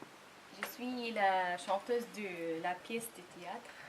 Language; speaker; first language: French; non-native, learner; Arabic